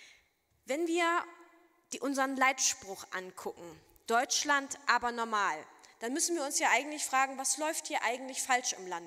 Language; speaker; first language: German; native; German